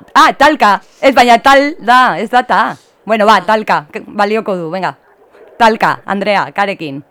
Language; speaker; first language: Basque; native; Basque